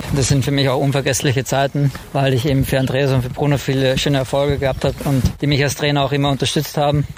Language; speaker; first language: German; native; German